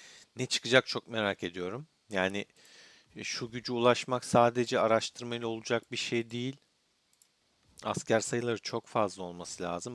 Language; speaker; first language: Turkish; native; Turkish